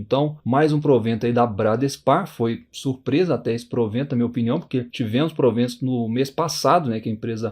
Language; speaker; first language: Portuguese; native; Portuguese